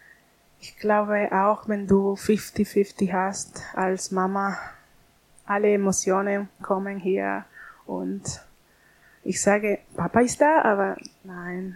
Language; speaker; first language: German; non-native, learner; Spanish